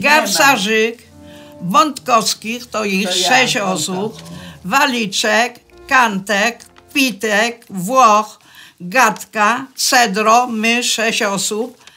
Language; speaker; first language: Polish; early bilingual, heritage; Polish